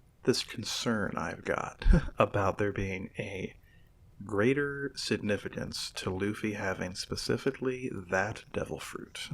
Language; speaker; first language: English; native; English